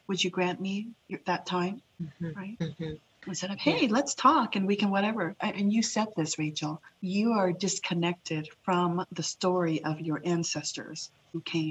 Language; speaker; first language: English; early bilingual, other home language; Lao